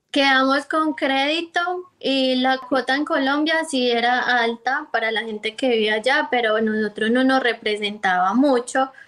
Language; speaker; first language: Spanish; native; Spanish